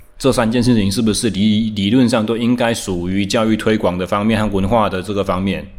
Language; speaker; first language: Chinese; native; Chinese